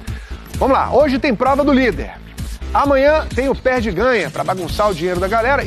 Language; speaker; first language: Portuguese; native; Portuguese